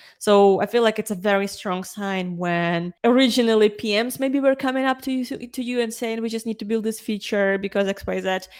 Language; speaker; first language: English; non-native, fluent; Ukrainian